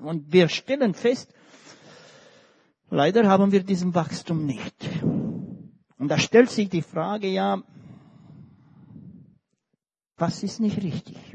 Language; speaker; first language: German; non-native, fluent; Romanian